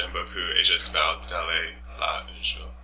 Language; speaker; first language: French; non-native, learner; English